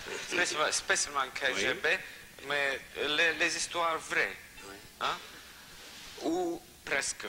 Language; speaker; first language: French; non-native, learner; Russian